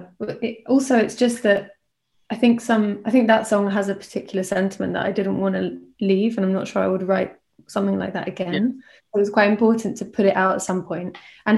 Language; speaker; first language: English; native; English